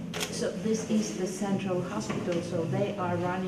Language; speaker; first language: English; non-native, fluent; Ukrainian